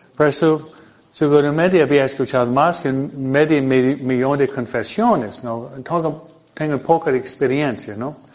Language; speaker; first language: Spanish; non-native, fluent; English